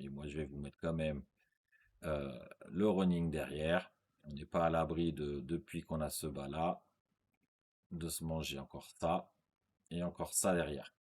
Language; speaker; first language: French; native; French